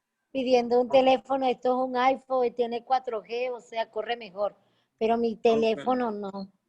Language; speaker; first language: Spanish; native; Spanish